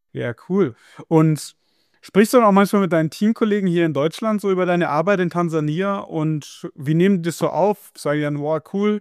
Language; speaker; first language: German; native; German